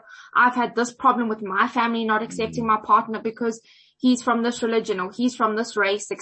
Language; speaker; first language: English; native; English